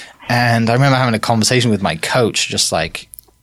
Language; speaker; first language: English; native; English